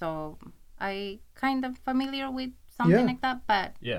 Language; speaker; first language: English; non-native, fluent; Spanish